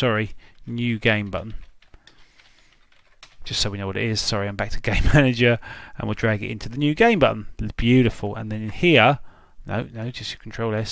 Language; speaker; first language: English; native; English